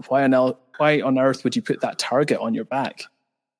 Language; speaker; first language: English; native; English